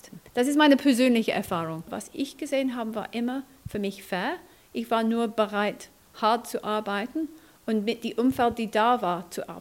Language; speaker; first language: German; non-native, fluent; English